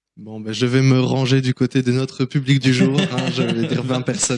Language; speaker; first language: French; native; French